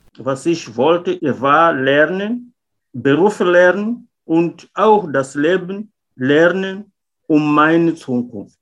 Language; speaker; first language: German; non-native, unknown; Portuguese